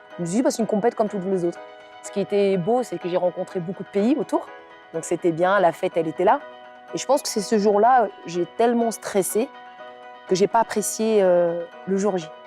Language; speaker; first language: French; non-native, local second language; Arabic